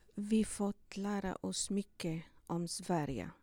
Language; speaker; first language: Swedish; non-native, learner; Arabic